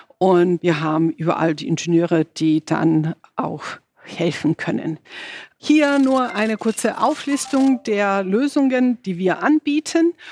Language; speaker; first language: German; non-native, fluent; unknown